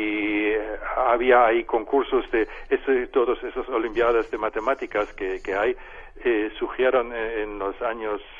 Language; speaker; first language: Spanish; non-native, fluent; German